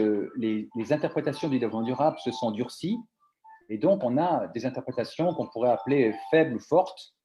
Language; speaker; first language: French; native; French